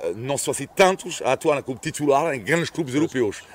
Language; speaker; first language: Portuguese; non-native, fluent; French